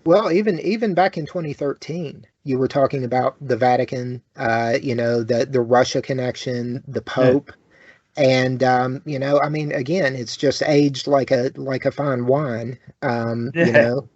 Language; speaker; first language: English; native; English